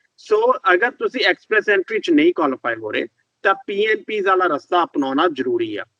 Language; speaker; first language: Punjabi; early bilingual, heritage; Punjabi